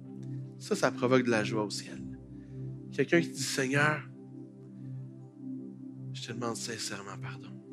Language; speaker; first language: French; native; French